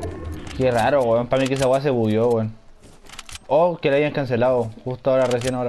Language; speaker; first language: Spanish; native; Spanish